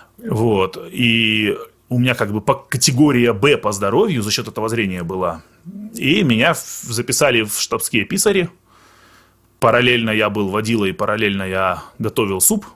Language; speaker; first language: Russian; early bilingual, other home language; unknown